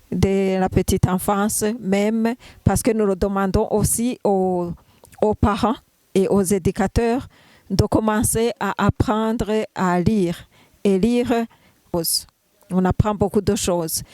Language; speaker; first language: French; non-native, local second language; Rundi